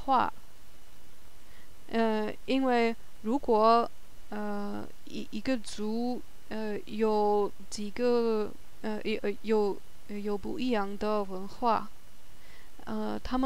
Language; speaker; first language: Chinese; non-native, learner; German